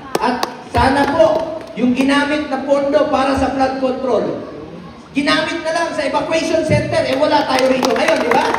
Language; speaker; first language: Filipino; non-native, local second language; Cebuano